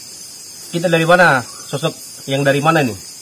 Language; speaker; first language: Indonesian; native; Indonesian